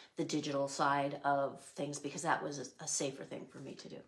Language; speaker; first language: English; native; English